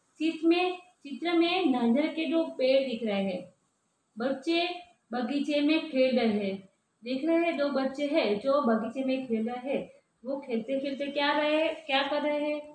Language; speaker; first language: Hindi; non-native, local second language; Gujarati